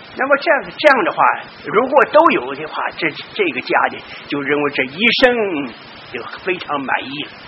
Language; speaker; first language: Chinese; native; Chinese